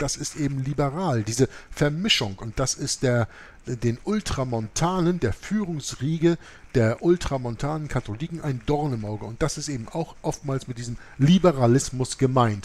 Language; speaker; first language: German; native; German